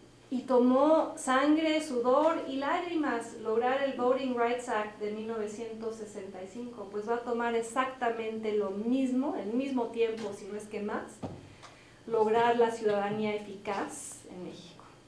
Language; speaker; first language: Spanish; native; Spanish